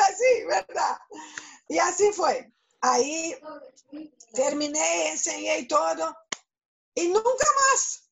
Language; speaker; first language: Spanish; non-native, learner; Portuguese